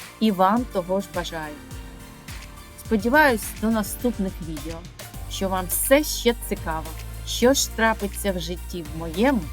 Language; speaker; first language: Ukrainian; non-native, local second language; Russian